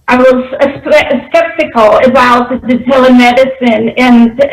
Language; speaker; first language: English; non-native, fluent; Polish